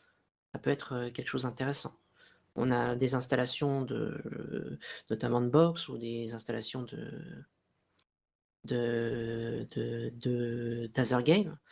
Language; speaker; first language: French; native; French